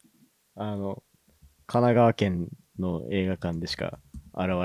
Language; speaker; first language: Japanese; native; Japanese